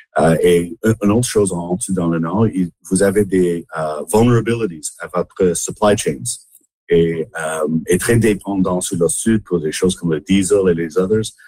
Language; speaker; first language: French; non-native, local second language; English